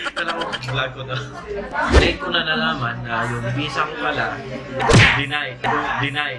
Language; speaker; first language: Filipino; native; Filipino